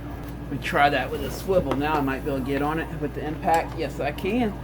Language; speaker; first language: English; native; English